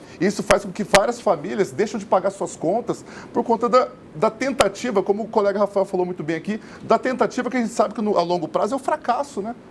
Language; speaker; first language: Portuguese; native; Portuguese